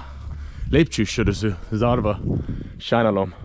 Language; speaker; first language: Hungarian; non-native, learner; English